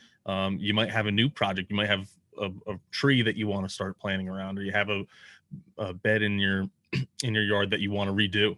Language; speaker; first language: English; native; English